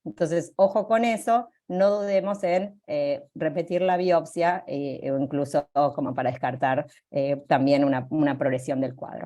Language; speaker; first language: Spanish; native; Spanish